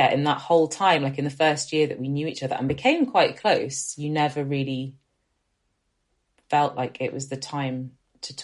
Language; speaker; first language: English; native; English